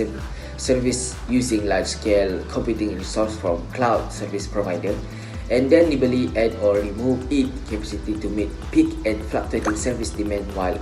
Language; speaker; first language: English; non-native, local second language; Malay